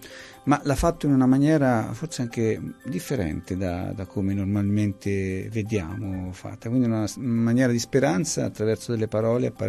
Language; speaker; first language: Italian; native; Italian